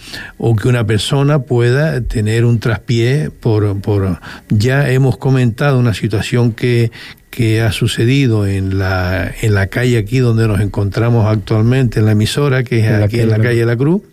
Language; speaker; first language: Spanish; native; Spanish